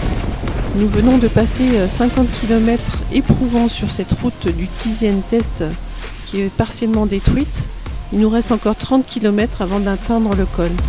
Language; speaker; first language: French; native; French